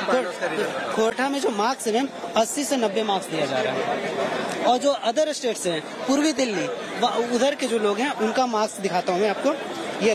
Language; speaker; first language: Hindi; non-native, local second language; Magahi